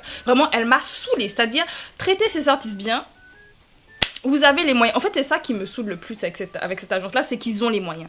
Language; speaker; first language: French; native; French